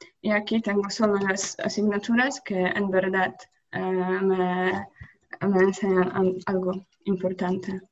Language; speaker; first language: Spanish; non-native, learner; Polish